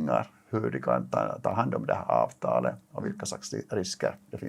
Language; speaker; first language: Swedish; non-native, local second language; Finnish